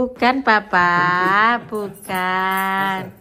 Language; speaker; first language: Indonesian; native; Indonesian